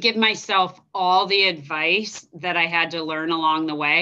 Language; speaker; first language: English; native; English